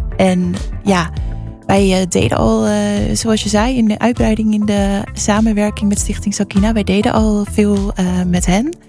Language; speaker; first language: Dutch; native; Dutch